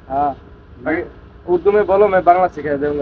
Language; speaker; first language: Hindi; non-native, learner; Bangla